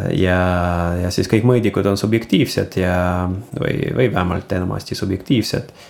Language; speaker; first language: Estonian; non-native, local second language; Russian